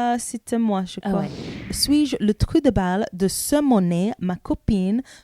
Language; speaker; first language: French; non-native, learner; English